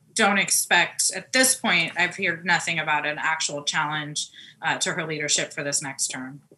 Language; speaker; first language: English; native; English